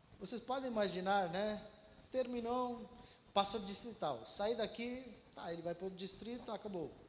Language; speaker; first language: Portuguese; non-native, fluent; Malayalam